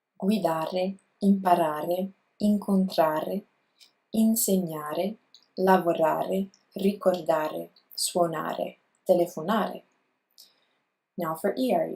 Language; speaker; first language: Italian; non-native, learner; English